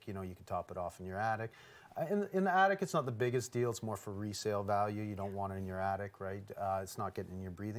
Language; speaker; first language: English; native; English